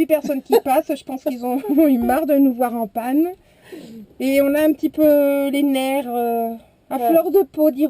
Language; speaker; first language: French; native; French